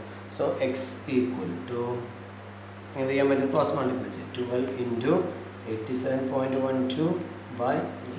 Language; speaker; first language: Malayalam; native; Malayalam